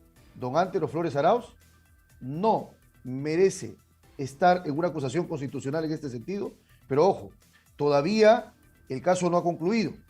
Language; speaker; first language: Spanish; native; Spanish